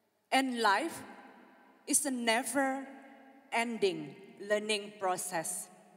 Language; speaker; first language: English; non-native, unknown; Indonesian